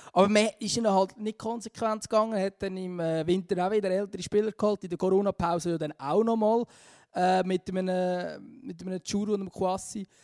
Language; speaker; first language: German; native; German